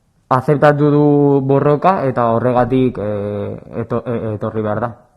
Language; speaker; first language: Basque; non-native, local second language; Spanish